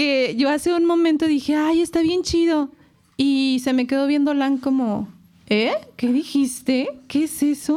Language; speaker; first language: Spanish; native; Spanish